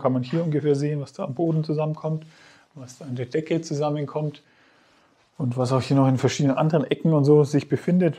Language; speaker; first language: German; native; German